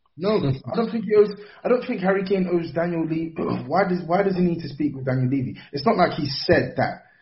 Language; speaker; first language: English; native; English